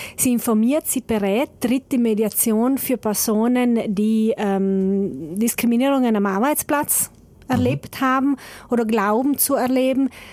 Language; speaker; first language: German; native; German